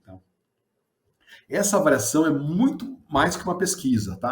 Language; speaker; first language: Portuguese; native; Portuguese